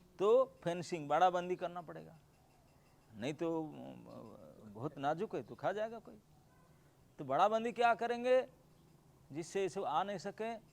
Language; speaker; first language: Hindi; non-native, local second language; Bangla